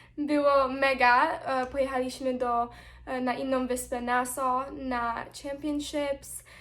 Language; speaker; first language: Polish; early bilingual, heritage; Polish